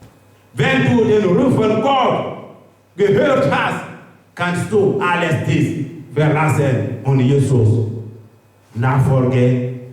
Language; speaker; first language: German; non-native, learner; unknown